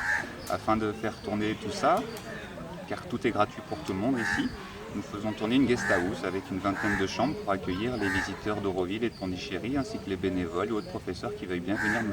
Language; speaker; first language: French; native; French